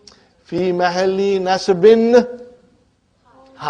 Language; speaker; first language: Arabic; non-native, fluent; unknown